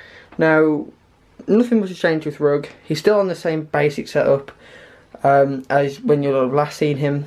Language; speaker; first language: English; native; English